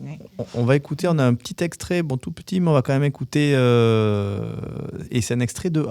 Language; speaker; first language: French; native; French